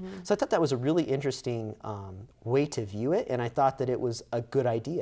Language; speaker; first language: English; native; English